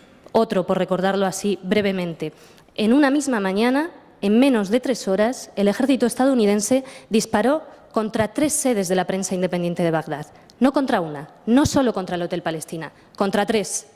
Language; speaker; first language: Spanish; native; Spanish